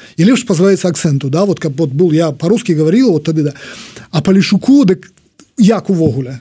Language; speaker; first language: Belarusian; native; Belarusian